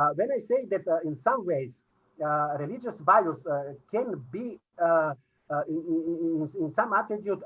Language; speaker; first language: English; non-native, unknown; Macedonian